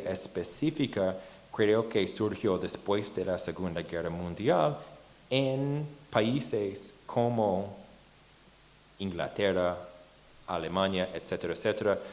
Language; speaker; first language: Spanish; non-native, fluent; English